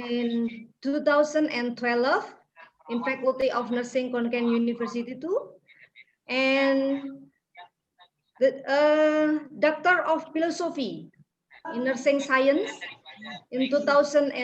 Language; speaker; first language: English; non-native, fluent; Indonesian